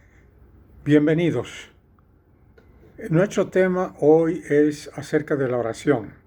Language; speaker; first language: Spanish; native; Spanish